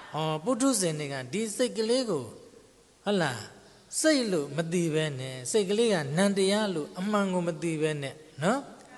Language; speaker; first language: Burmese; native; Burmese